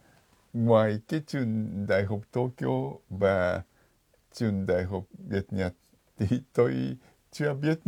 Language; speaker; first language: Vietnamese; non-native, fluent; Japanese